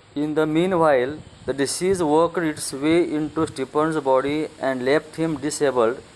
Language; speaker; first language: English; non-native, local second language; Marathi